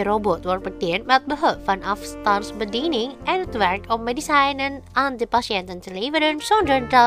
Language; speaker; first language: Dutch; non-native, learner; Indonesian